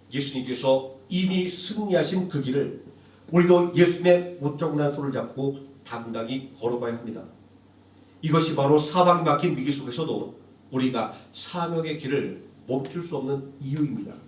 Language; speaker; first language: Korean; native; Korean